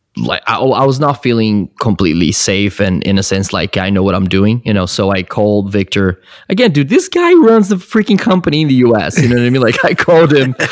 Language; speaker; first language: English; non-native, fluent; Portuguese